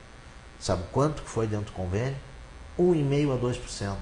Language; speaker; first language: Portuguese; native; Portuguese